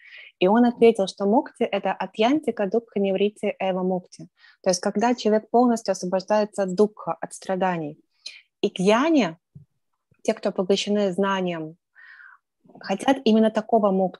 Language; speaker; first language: Russian; native; Russian